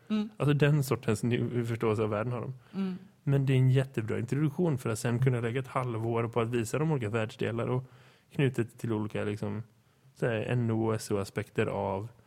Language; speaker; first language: Swedish; native; Swedish